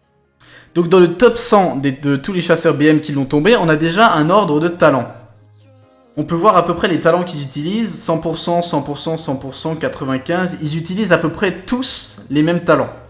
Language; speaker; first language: French; native; French